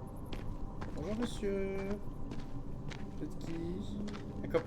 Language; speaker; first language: French; native; French